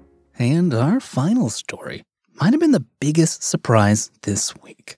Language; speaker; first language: English; native; English